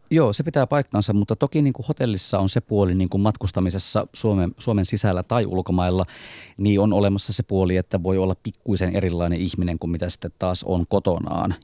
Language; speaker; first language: Finnish; native; Finnish